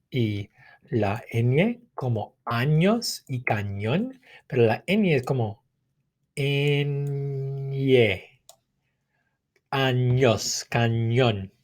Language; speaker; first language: Spanish; non-native, fluent; English